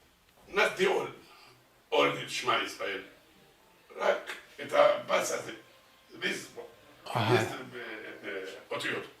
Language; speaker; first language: Hebrew; non-native, local second language; Arabic